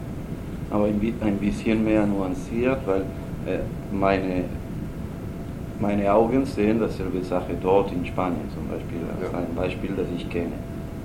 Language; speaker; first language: German; non-native, learner; Spanish